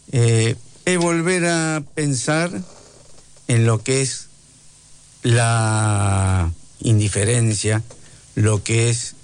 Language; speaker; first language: Spanish; native; Spanish